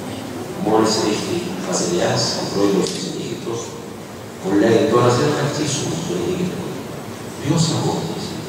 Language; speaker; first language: Greek; non-native, learner; Arabic